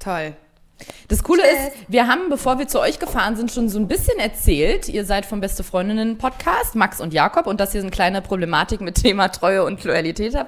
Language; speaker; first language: German; native; German